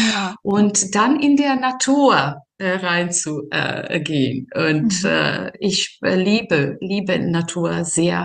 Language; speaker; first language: German; non-native, fluent; Serbian